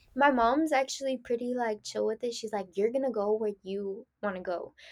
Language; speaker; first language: English; early bilingual, other home language; Spanish